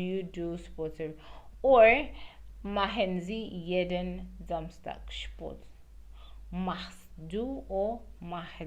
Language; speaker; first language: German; non-native, learner; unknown